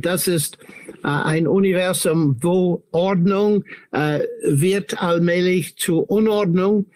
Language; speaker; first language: German; non-native, fluent; English